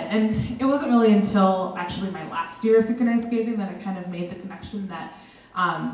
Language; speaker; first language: English; native; English